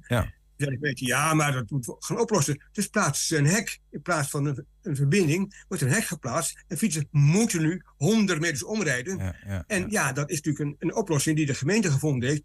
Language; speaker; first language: Dutch; native; Dutch